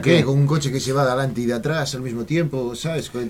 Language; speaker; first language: Spanish; native; Spanish